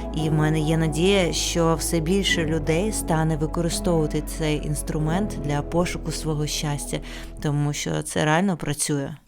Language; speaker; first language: Ukrainian; non-native, local second language; Russian